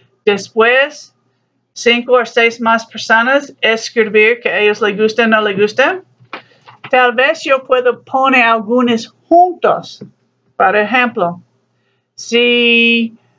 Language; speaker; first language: Spanish; non-native, learner; English